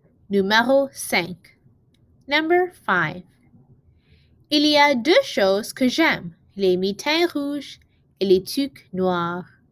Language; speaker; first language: French; non-native, learner; English